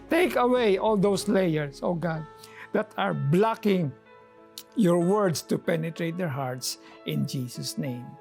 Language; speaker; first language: English; non-native, local second language; Filipino